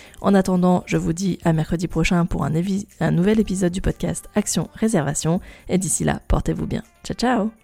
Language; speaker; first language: French; native; French